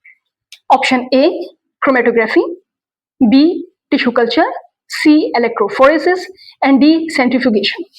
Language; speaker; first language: English; non-native, local second language; Urdu